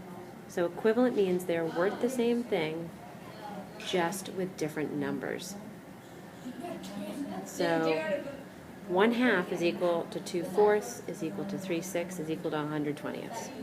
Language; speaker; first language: English; native; English